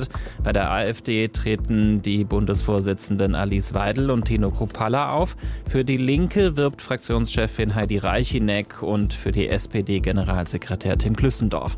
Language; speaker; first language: German; native; German